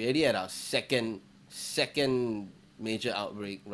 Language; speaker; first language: English; native; English